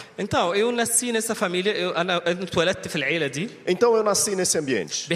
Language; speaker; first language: Portuguese; non-native, learner; Arabic